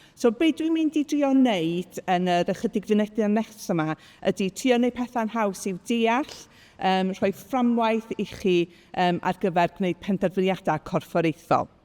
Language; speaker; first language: Welsh; native; Welsh